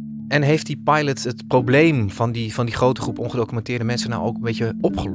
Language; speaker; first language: Dutch; native; Dutch